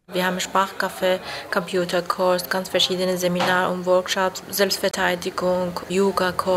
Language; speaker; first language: German; non-native, fluent; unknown